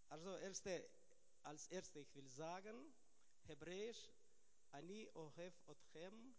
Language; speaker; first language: German; non-native, learner; Russian